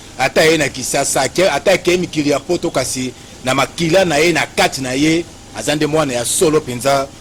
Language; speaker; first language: Lingala; native; Lingala